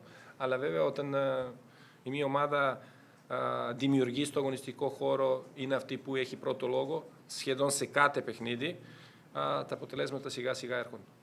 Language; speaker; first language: Greek; non-native, fluent; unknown